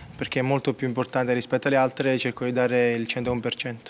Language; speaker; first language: Italian; native; Italian